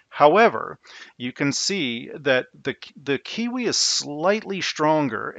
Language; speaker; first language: English; native; English